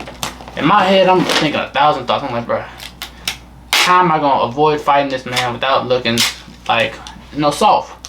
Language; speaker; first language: English; native; English